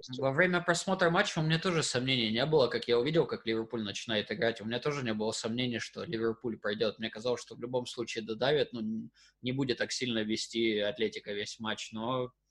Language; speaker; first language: Russian; native; Russian